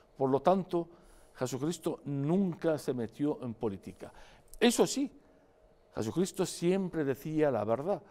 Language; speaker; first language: Spanish; non-native, fluent; Arabic